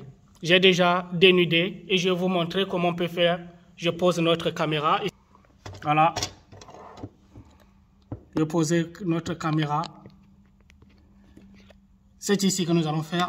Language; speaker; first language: French; non-native, local second language; Arabic